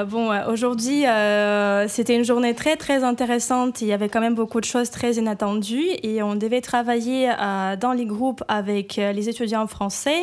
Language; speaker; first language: French; non-native, fluent; Ukrainian